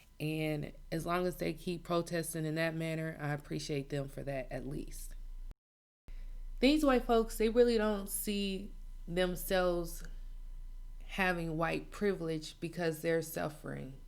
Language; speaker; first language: English; native; English